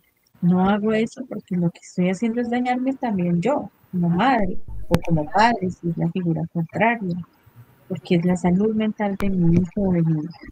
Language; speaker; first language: Spanish; native; Spanish